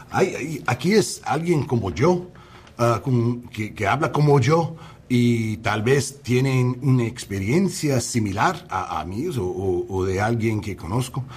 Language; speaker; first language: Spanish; non-native, fluent; English